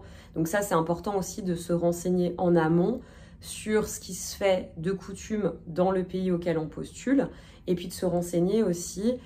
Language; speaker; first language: French; native; French